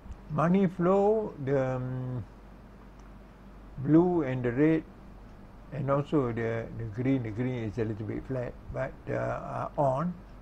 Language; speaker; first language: English; non-native, local second language; Malay